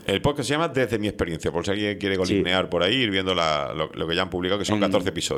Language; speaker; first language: Spanish; native; Spanish